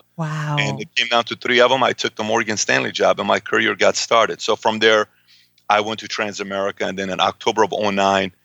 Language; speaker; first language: English; early bilingual, other home language; Persian